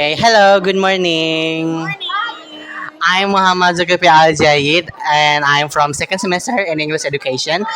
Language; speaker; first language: English; non-native, learner; Indonesian